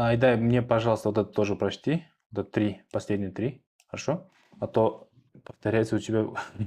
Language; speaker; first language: Russian; non-native, local second language; Kyrgyz